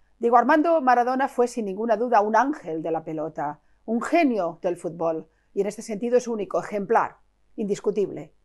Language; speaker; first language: Spanish; non-native, local second language; Catalan